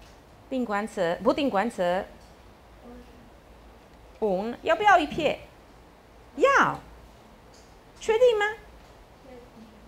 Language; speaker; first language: Chinese; non-native, fluent; Italian